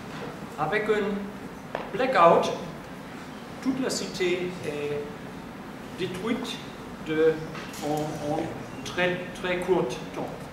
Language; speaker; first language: French; non-native, fluent; German